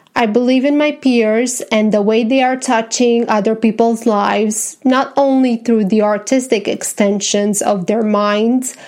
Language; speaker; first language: English; non-native, fluent; Romanian